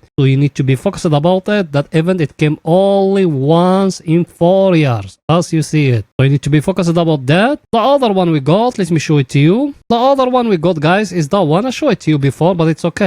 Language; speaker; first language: English; non-native, fluent; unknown